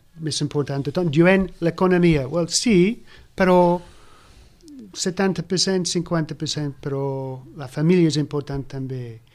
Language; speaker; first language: Catalan; non-native, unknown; English